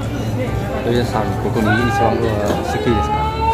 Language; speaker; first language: Japanese; non-native, learner; Vietnamese